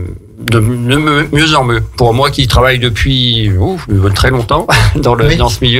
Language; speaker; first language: French; native; French